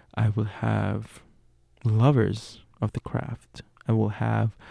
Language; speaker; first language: English; non-native, fluent; Spanish